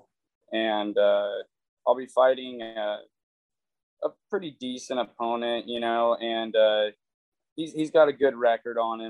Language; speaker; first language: English; native; English